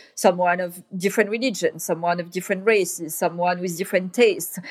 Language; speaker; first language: English; non-native, fluent; French